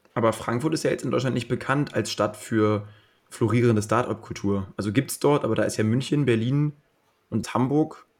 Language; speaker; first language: German; native; German